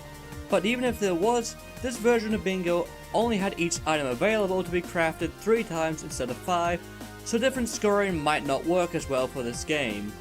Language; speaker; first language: English; native; English